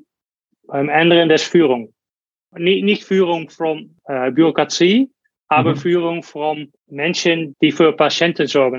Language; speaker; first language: German; non-native, learner; Dutch